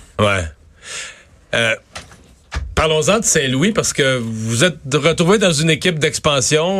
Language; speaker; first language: French; native; French